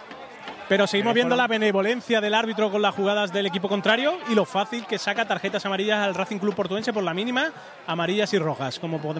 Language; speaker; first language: Spanish; native; Spanish